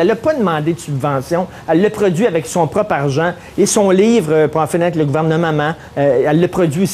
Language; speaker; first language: French; native; French